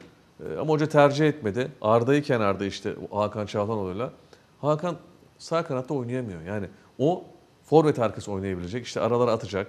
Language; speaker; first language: Turkish; native; Turkish